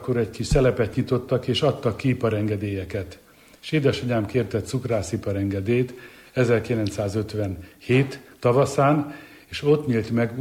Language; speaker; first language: Hungarian; native; Hungarian